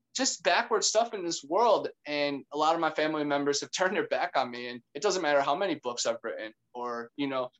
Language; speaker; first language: English; native; English